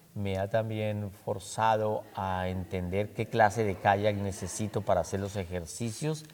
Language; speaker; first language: Spanish; native; Spanish